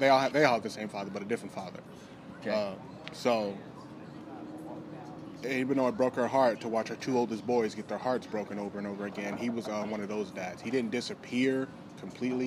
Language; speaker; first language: English; native; English